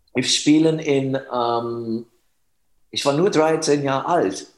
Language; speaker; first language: German; non-native, learner; English